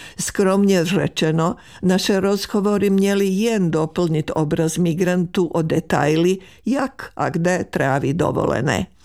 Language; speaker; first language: Czech; native; Czech